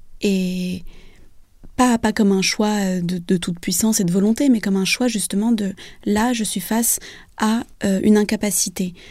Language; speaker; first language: French; early bilingual, other home language; Vietnamese